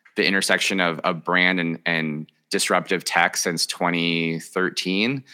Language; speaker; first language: English; early bilingual, other home language; Spanish